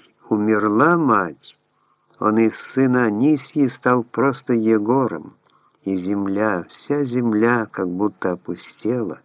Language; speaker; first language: Russian; native; Russian